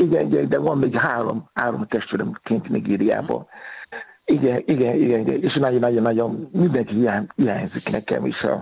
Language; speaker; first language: Hungarian; non-native, fluent; Yoruba